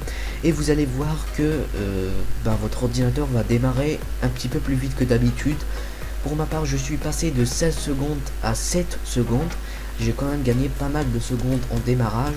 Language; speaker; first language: French; native; French